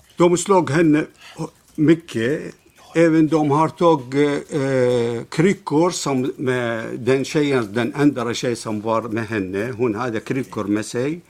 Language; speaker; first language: Swedish; non-native, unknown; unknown